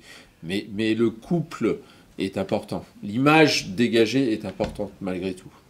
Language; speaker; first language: French; native; French